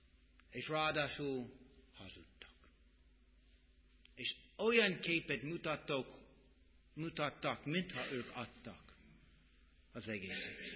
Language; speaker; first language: Hungarian; non-native, fluent; English